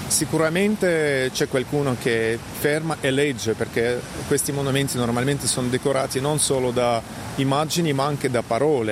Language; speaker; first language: Italian; non-native, fluent; Russian